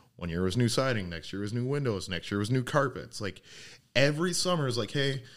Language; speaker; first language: English; native; English